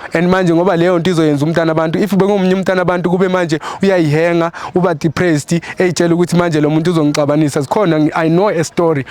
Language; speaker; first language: Zulu; native; Zulu